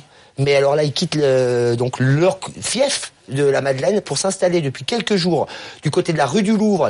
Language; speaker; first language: French; native; French